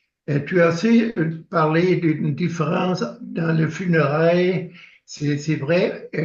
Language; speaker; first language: French; non-native, learner; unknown